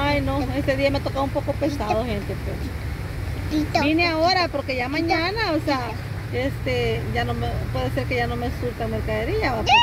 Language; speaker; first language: Spanish; native; Spanish